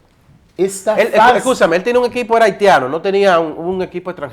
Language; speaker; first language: Spanish; native; Spanish